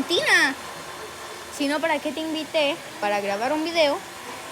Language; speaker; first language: Spanish; native; Spanish